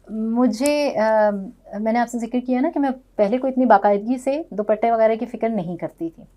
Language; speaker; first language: Urdu; non-native, local second language; Punjabi